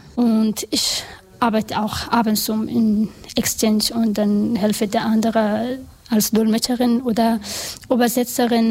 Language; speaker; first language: German; non-native, learner; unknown